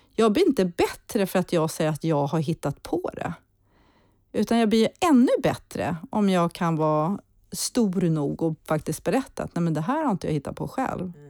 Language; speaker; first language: Swedish; early bilingual, heritage; Swedish